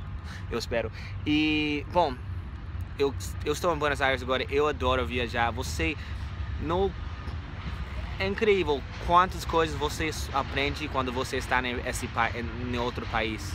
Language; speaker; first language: Portuguese; non-native, fluent; English